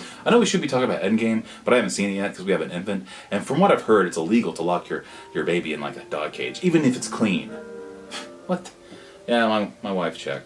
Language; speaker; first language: English; native; English